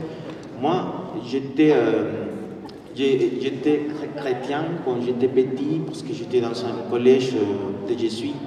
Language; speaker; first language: French; non-native, fluent; Spanish